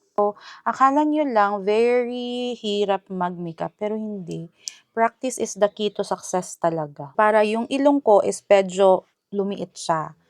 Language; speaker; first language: Filipino; non-native, local second language; Hiligaynon